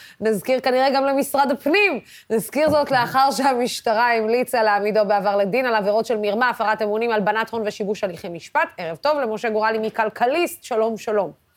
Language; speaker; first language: Hebrew; non-native, local second language; Arabic